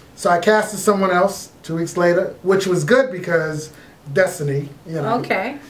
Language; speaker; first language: English; native; English